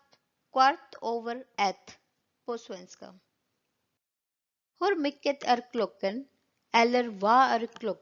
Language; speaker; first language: Swedish; non-native, learner; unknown